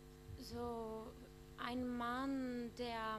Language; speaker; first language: German; non-native, learner; Greek